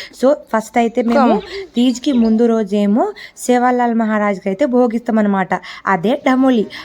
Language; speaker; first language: Telugu; non-native, local second language; Lambadi